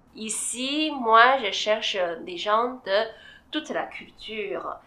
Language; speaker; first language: French; non-native, fluent; Chinese